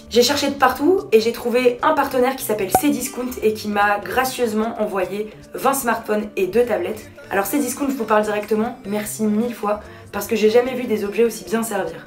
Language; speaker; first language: French; native; French